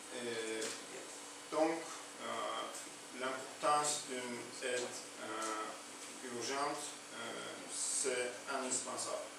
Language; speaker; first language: French; non-native, learner; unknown